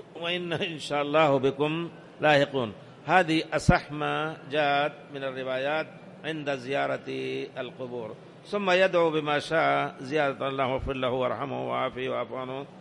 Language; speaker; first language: Arabic; non-native, fluent; Urdu